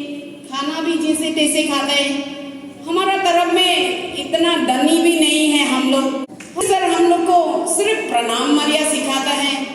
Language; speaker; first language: Hindi; non-native, local second language; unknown